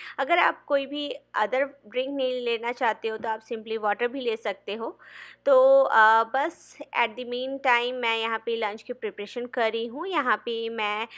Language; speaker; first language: Hindi; non-native, local second language; Bangla